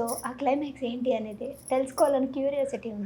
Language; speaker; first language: Telugu; native; Telugu